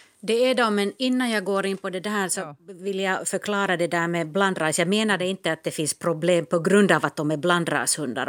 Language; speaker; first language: Swedish; non-native, local second language; Finnish